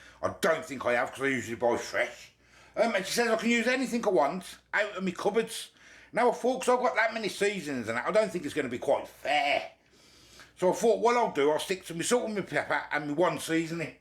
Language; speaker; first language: English; native; English